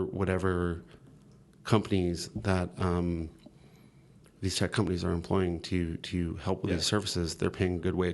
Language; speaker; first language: English; native; English